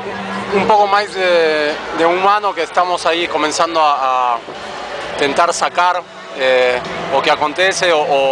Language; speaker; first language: Spanish; non-native, learner; Portuguese